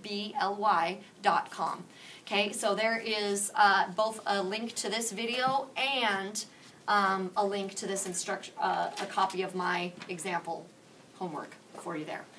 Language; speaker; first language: English; native; English